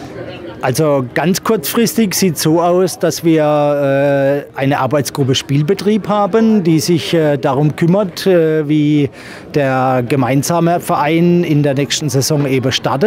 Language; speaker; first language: German; native; German